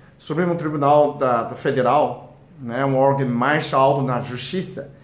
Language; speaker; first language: Portuguese; non-native, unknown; Chinese